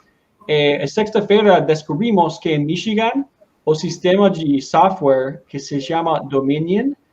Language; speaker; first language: Portuguese; non-native, learner; Spanish